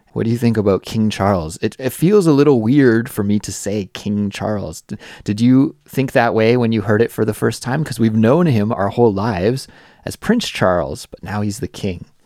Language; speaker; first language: English; native; English